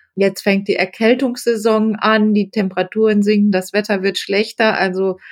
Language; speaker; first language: German; native; German